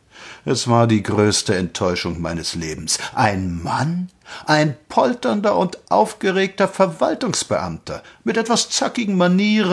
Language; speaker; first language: German; native; German